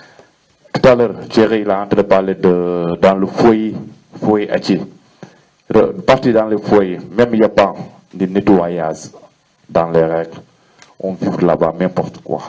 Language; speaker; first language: French; non-native, learner; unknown